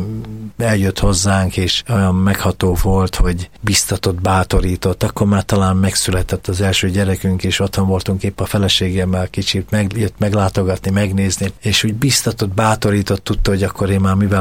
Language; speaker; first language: Hungarian; native; Hungarian